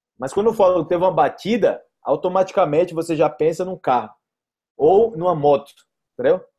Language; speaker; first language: Portuguese; native; Portuguese